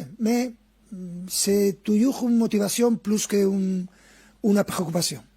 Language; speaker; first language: French; non-native, fluent; Spanish